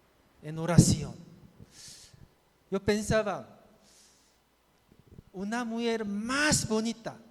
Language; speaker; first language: Spanish; non-native, fluent; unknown